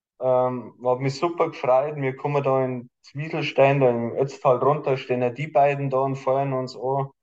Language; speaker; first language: German; native; German